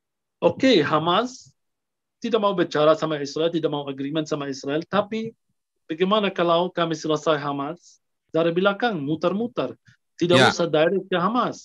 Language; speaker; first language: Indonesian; non-native, fluent; Arabic